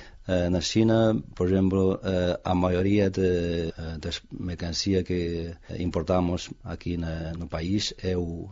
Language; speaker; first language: Portuguese; non-native, fluent; Chinese